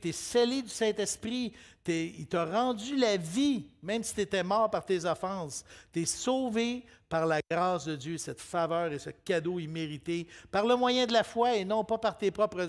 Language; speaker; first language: French; native; French